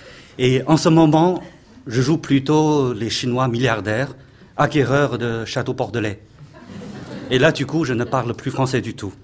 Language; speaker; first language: French; non-native, fluent; Chinese